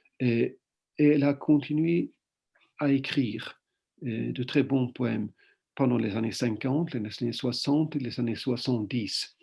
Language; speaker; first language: French; non-native, fluent; Swedish